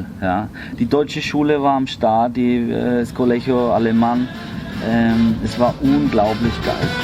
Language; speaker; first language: German; native; German